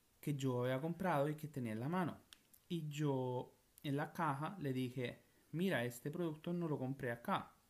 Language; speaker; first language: Spanish; non-native, fluent; Italian